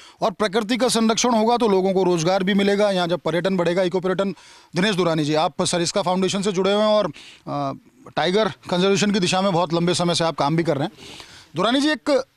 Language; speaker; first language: Hindi; native; Hindi